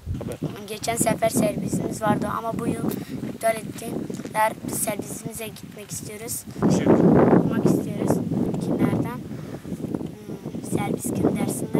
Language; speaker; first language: Turkish; non-native, local second language; Kurdish